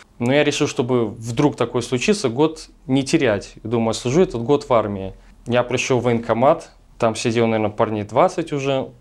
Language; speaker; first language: Russian; native; Russian